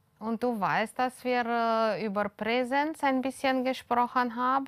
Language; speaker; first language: German; non-native, fluent; Romanian